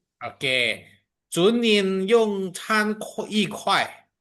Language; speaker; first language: Chinese; non-native, fluent; Indonesian